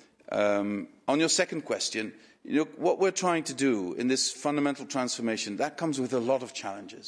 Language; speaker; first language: English; non-native, fluent; Dutch